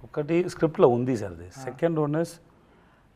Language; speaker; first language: Telugu; non-native, learner; Tamil